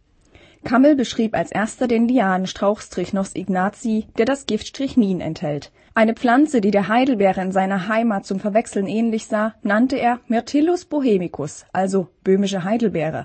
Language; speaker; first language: German; native; German